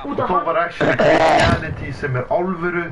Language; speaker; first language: Icelandic; early bilingual, heritage; Icelandic